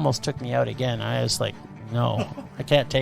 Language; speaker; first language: English; native; English